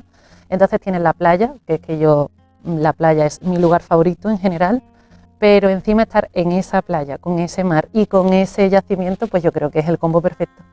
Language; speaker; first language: Spanish; native; Spanish